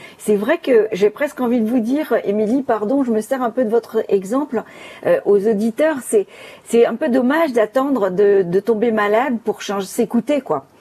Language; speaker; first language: French; native; French